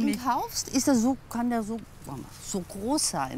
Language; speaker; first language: German; native; German